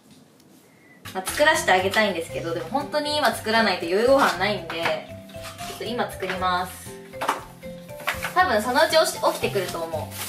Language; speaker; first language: Japanese; native; Japanese